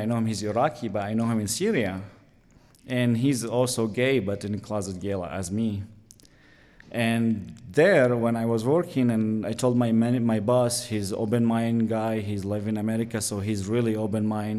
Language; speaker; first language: English; non-native, learner; Arabic